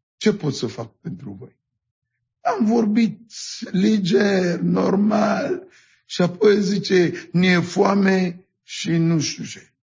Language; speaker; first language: Romanian; non-native, fluent; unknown